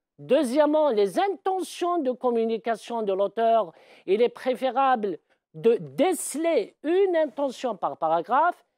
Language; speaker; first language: French; non-native, local second language; Arabic